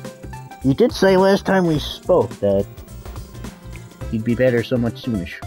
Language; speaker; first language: English; native; English